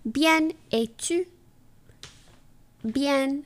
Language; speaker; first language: Spanish; non-native, learner; French